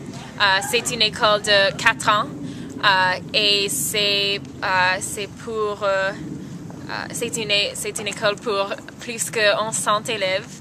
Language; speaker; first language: French; non-native, learner; English